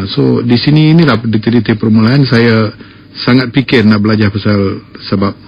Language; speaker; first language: Malay; non-native, local second language; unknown